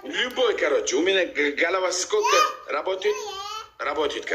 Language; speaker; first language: Russian; non-native, learner; Uzbek